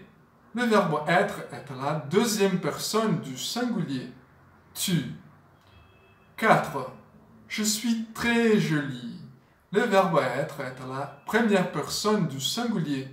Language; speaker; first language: French; non-native, fluent; Portuguese